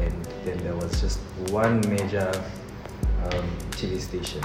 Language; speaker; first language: English; non-native, local second language; Tswana